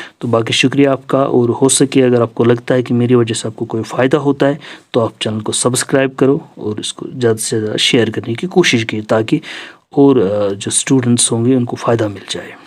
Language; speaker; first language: Urdu; non-native, local second language; Kashmiri